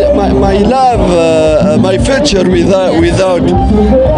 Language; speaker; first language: English; non-native, learner; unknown